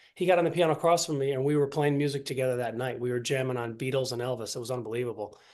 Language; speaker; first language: English; native; English